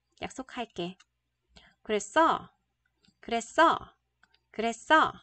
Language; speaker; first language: Korean; non-native, fluent; Vietnamese